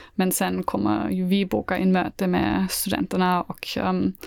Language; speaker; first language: Swedish; non-native, fluent; German